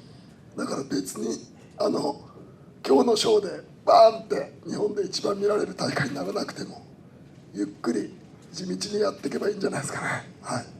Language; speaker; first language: Japanese; native; Japanese